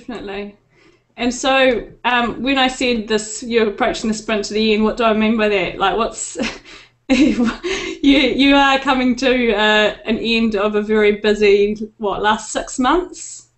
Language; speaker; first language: English; native; English